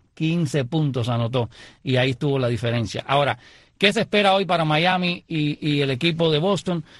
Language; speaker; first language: Spanish; native; Spanish